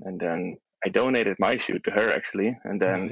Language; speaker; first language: English; non-native, fluent; Dutch